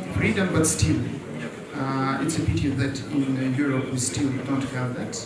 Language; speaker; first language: English; non-native, learner; Ukrainian